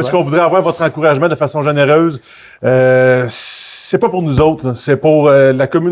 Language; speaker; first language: French; native; French